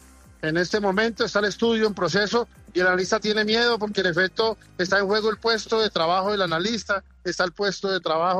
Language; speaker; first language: Spanish; native; Spanish